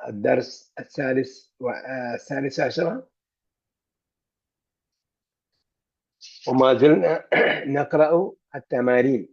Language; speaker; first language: Arabic; non-native, fluent; Malayalam